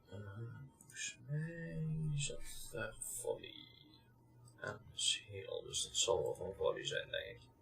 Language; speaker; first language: Dutch; native; Dutch